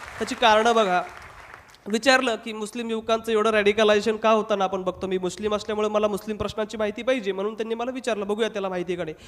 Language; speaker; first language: Marathi; non-native, local second language; Hindi